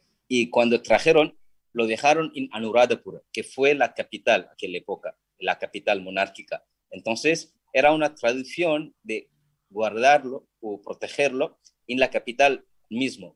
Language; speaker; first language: Spanish; non-native, fluent; Sinhala